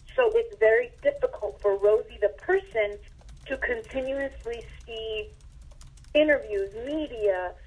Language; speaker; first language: English; early bilingual, other home language; Spanish